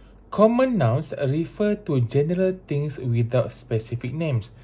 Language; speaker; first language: English; non-native, local second language; Malay